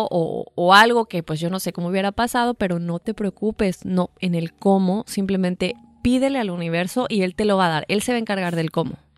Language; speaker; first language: Spanish; native; Spanish